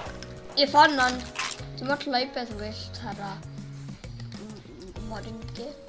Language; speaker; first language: Icelandic; non-native, learner; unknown